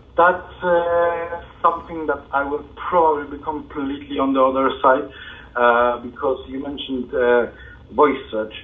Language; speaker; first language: English; non-native, fluent; Polish